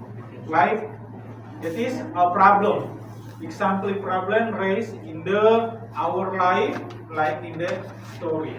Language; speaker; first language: English; non-native, learner; Indonesian